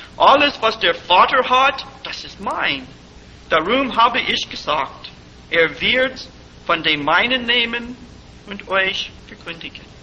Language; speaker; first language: German; non-native, fluent; English